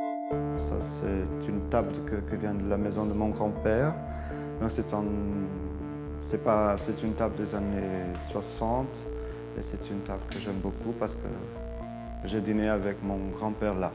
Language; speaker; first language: French; non-native, fluent; Portuguese